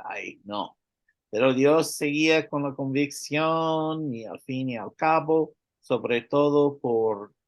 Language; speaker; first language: Spanish; non-native, learner; English